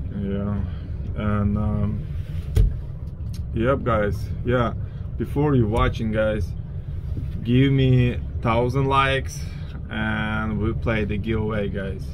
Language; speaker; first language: English; non-native, learner; Ukrainian